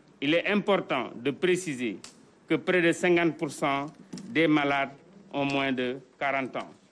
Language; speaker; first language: French; non-native, local second language; Wolof